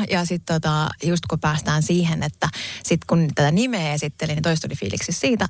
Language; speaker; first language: Finnish; non-native, local second language; Swedish